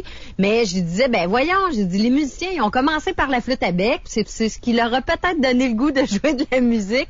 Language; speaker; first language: French; native; French